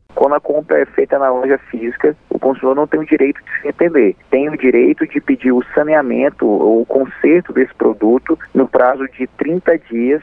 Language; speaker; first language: Portuguese; native; Portuguese